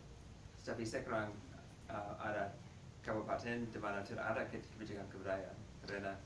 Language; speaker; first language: Indonesian; non-native, fluent; English